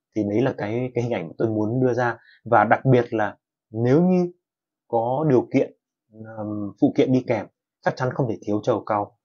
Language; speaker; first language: Vietnamese; native; Vietnamese